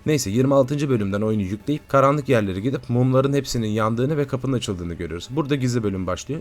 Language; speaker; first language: Turkish; native; Turkish